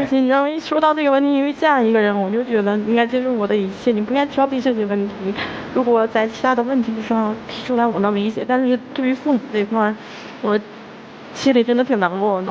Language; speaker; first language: Chinese; native; Chinese